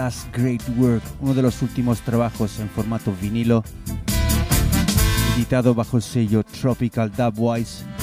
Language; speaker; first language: Spanish; native; Spanish